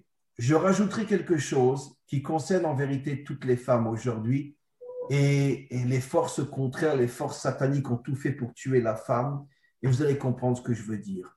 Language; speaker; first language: French; native; French